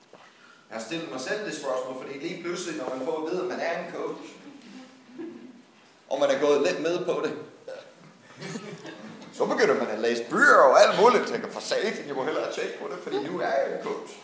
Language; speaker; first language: Danish; non-native, fluent; English